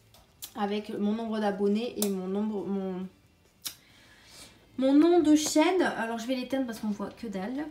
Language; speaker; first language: French; native; French